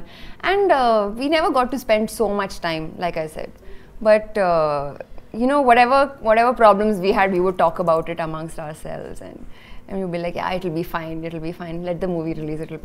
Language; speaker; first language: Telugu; non-native, learner; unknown